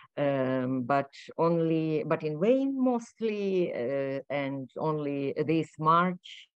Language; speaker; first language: English; non-native, fluent; Ukrainian